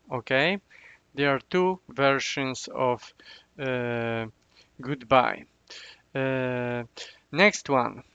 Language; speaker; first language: English; non-native, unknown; Polish